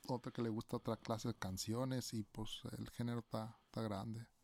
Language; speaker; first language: Spanish; early bilingual, other home language; English